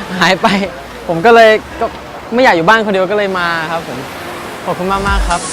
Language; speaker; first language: Thai; native; Thai